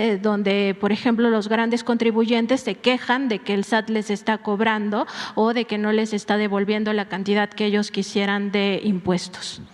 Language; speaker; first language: Spanish; native; Spanish